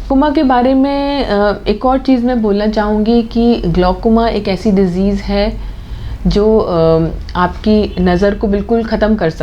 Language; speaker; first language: Hindi; native; Hindi